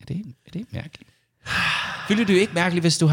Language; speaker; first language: Danish; non-native, learner; English